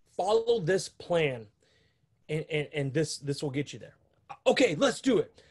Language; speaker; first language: English; native; English